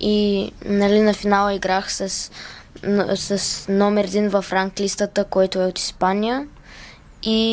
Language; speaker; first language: Bulgarian; early bilingual, heritage; Bulgarian